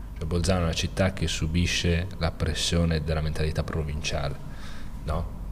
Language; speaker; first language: Italian; native; Italian